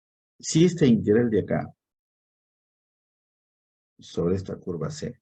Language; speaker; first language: Spanish; native; Spanish